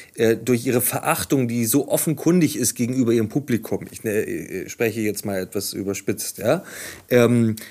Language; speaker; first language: German; native; German